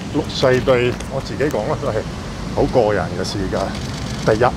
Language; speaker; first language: Cantonese; native; Cantonese